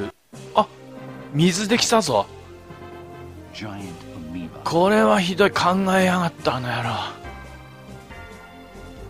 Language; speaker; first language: Japanese; native; Japanese